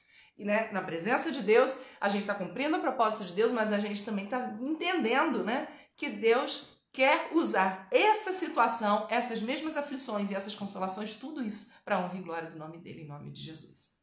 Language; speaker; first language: Portuguese; native; Portuguese